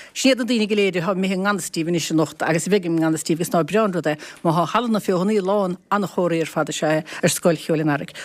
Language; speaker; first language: Irish; native; Irish